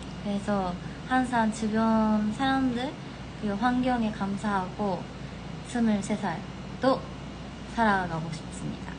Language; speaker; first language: Korean; non-native, fluent; Japanese